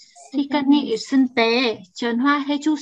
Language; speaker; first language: Korean; non-native, learner; Vietnamese